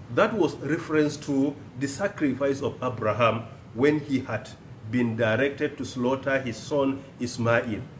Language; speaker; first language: English; non-native, local second language; Hausa